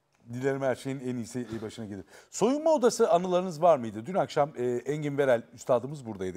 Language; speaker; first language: Turkish; native; Turkish